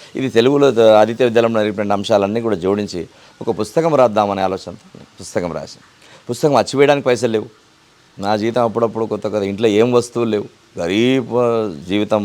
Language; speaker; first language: Telugu; non-native, local second language; Urdu